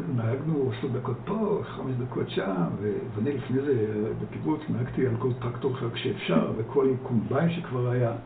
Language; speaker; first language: Hebrew; early bilingual, other home language; Dutch